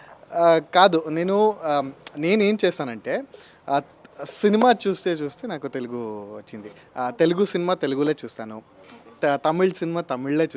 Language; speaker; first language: Telugu; non-native, learner; Kannada